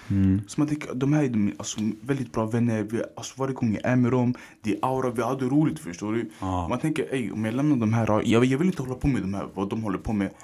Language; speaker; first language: Swedish; early bilingual, other home language; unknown